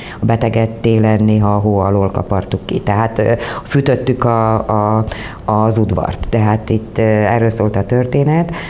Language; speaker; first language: Hungarian; native; Hungarian